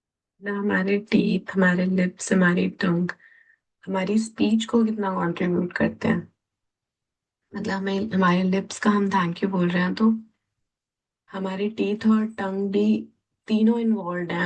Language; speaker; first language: Hindi; native; Hindi